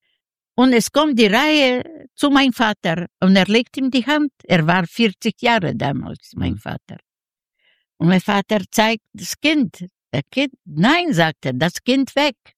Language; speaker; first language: German; non-native, learner; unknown